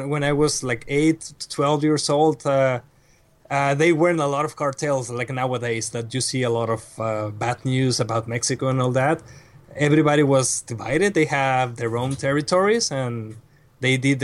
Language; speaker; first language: English; non-native, fluent; Spanish